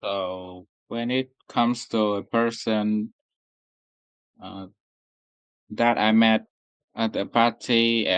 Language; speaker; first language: English; non-native, learner; Vietnamese